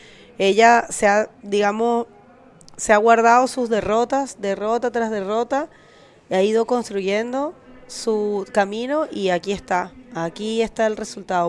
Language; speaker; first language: Spanish; native; Spanish